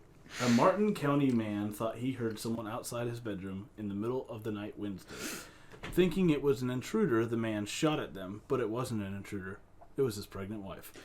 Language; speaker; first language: English; native; English